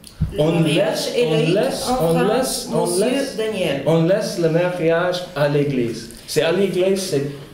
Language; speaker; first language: French; non-native, fluent; Spanish